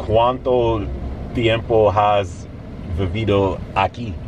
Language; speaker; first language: Spanish; non-native, learner; English